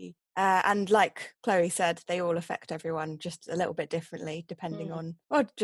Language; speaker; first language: English; native; English